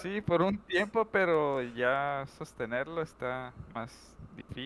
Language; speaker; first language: Spanish; native; Spanish